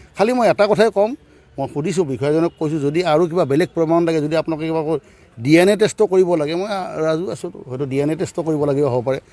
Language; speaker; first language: Assamese; native; Assamese